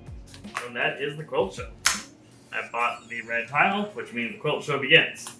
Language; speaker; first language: English; native; English